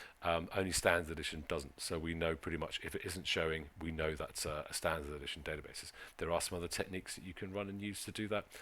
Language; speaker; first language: English; native; English